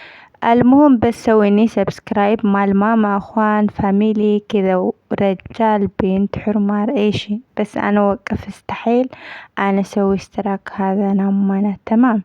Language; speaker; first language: Arabic; non-native, learner; Amharic